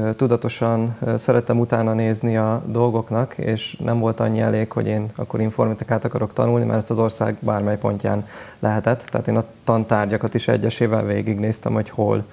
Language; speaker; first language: Hungarian; native; Hungarian